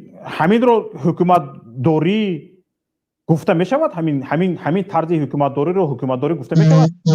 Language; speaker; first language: Persian; native; Persian